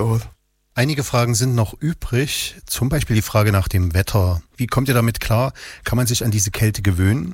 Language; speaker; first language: German; native; German